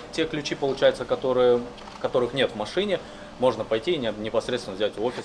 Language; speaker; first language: Russian; native; Russian